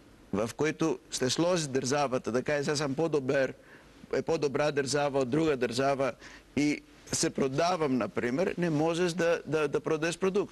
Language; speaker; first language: Bulgarian; non-native, fluent; Greek